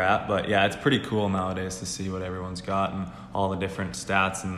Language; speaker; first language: English; native; English